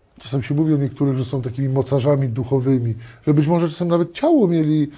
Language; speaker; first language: Polish; native; Polish